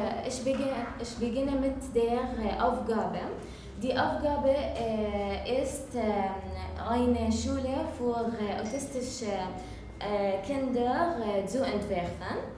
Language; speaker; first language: German; non-native, learner; Arabic